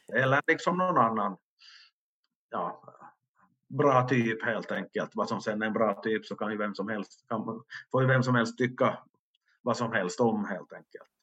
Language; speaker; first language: Swedish; native; Swedish